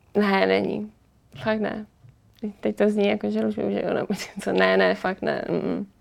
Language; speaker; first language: Czech; native; Czech